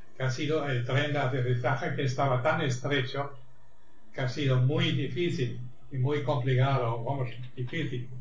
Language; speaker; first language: Spanish; non-native, fluent; German